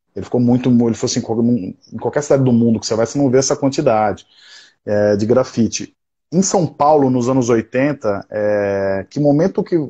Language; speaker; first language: Portuguese; native; Portuguese